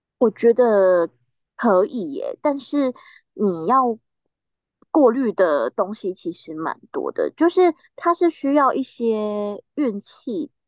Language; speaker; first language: Chinese; native; Chinese